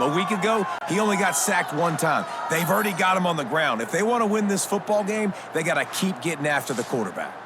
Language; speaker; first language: English; native; English